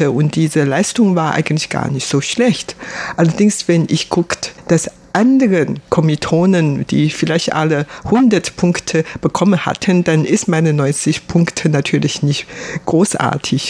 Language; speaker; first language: German; non-native, fluent; Chinese